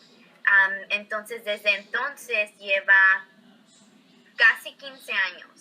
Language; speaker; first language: Spanish; early bilingual, heritage; Spanish